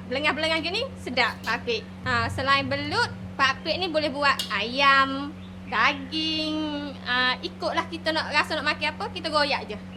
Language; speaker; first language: Malay; native; Malay